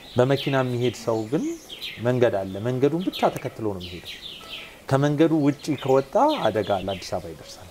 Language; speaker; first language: Amharic; native; Amharic